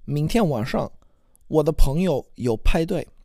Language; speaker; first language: Chinese; non-native, learner; English